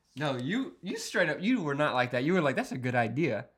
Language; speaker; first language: English; native; English